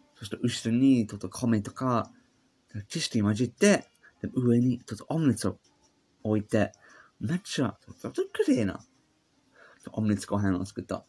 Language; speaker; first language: Japanese; non-native, learner; English